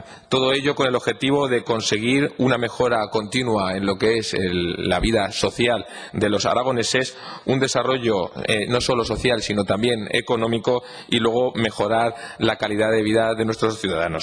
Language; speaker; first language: Spanish; native; Spanish